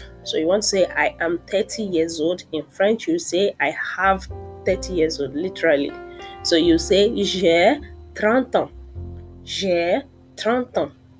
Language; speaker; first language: English; non-native, local second language; Yoruba